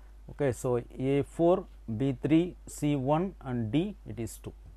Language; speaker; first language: English; non-native, local second language; Tamil